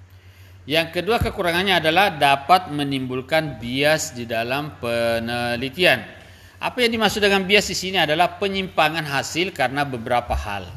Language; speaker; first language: Indonesian; native; Indonesian